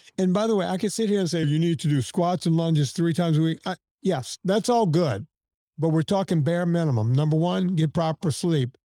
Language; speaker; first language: English; native; English